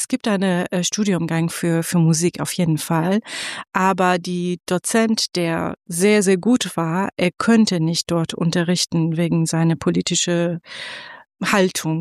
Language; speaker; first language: German; non-native, fluent; Persian